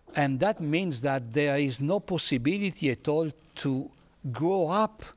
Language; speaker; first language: English; non-native, fluent; Italian